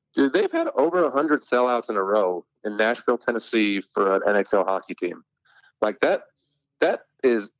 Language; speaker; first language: English; native; English